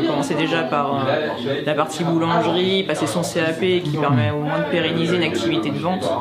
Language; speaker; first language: French; native; French